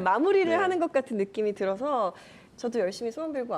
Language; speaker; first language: Korean; native; Korean